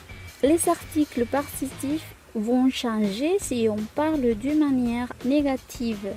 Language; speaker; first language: French; non-native, fluent; Spanish